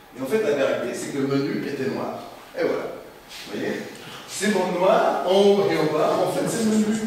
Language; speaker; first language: French; native; French